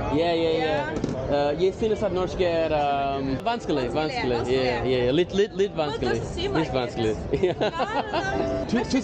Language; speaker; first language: Norwegian; non-native, learner; English